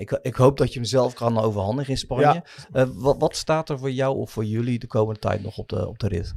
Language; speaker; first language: Dutch; native; Dutch